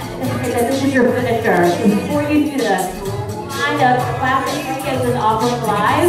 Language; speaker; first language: English; native; English